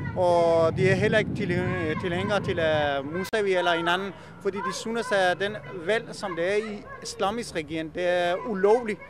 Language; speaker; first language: Danish; non-native, fluent; Persian